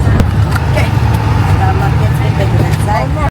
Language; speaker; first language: Japanese; non-native, learner; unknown